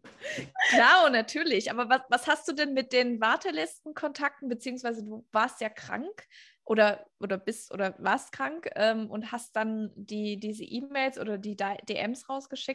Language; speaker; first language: German; native; German